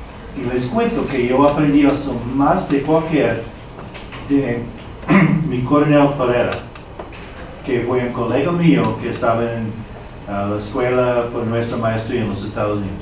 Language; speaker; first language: Spanish; non-native, fluent; English